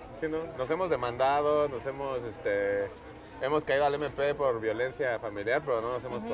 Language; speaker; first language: Spanish; native; Spanish